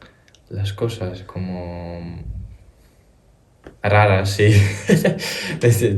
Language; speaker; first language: Spanish; early bilingual, other home language; Ukrainian